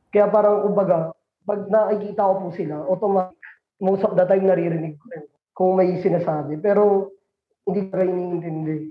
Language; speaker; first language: Filipino; native; Filipino